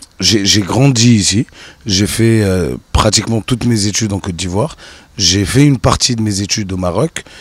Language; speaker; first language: French; non-native, local second language; Arabic